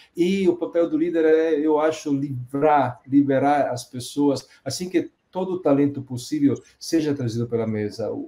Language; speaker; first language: Portuguese; non-native, fluent; Italian